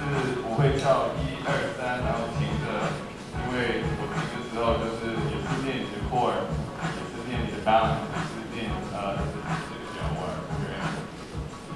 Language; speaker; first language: Chinese; early bilingual, heritage; English